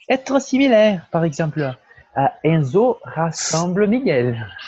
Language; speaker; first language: French; non-native, fluent; Portuguese